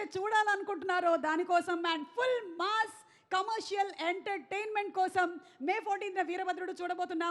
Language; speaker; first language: Telugu; native; Telugu